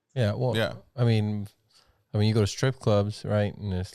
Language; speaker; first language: English; native; English